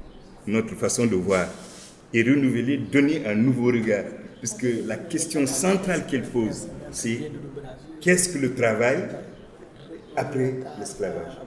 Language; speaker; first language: French; non-native, local second language; Wolof